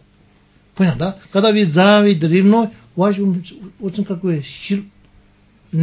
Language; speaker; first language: Russian; non-native, learner; Tibetan